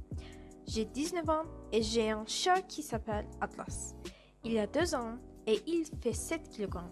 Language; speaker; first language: French; non-native, learner; Turkish